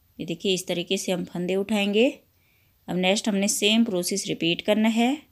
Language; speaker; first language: Hindi; native; Hindi